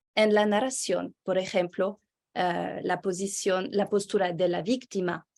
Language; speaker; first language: Spanish; non-native, fluent; French